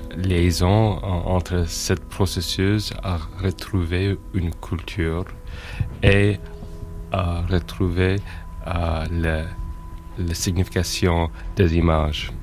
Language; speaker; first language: French; non-native, fluent; English